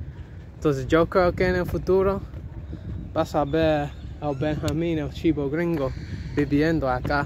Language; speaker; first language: Spanish; non-native, learner; English